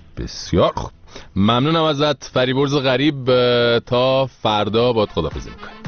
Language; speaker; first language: Persian; native; Persian